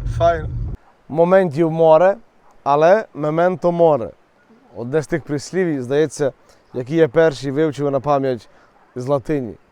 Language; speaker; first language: Ukrainian; native; Ukrainian